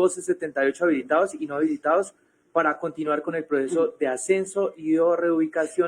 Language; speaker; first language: Spanish; native; Spanish